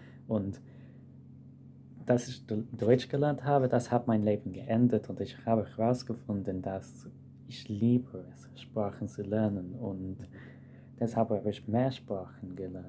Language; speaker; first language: German; non-native, fluent; English